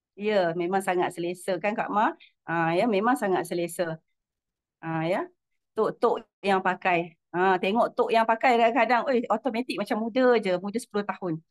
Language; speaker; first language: Malay; native; Malay